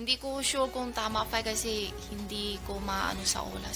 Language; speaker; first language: Filipino; non-native, learner; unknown